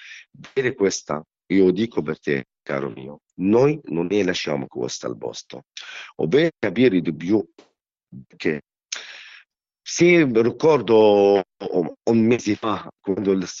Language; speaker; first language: Italian; non-native, learner; Arabic